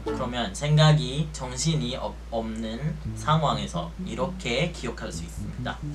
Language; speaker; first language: Korean; non-native, fluent; Filipino